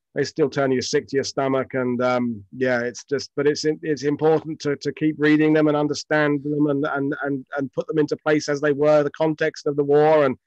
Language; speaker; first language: English; native; English